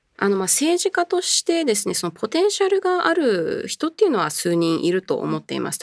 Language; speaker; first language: Japanese; early bilingual, heritage; Japanese